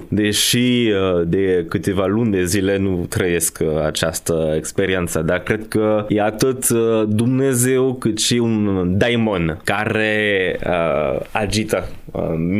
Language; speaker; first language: Romanian; non-native, fluent; French